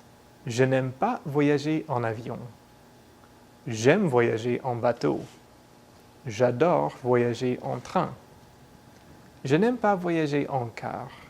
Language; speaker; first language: French; non-native, fluent; English